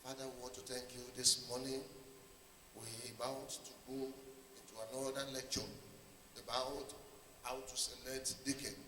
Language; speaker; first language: English; non-native, local second language; Yoruba